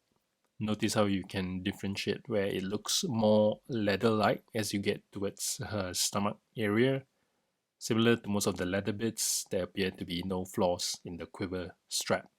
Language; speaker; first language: English; native; English